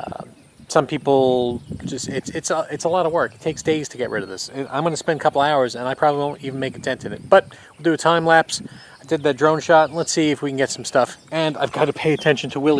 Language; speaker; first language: English; native; English